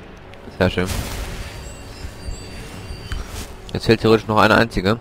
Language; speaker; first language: German; native; German